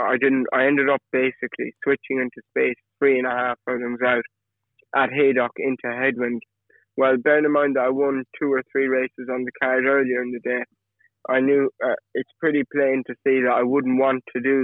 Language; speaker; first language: English; native; English